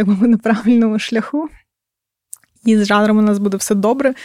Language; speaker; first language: Ukrainian; native; Ukrainian